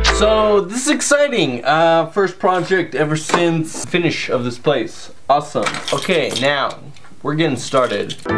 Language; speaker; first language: English; native; English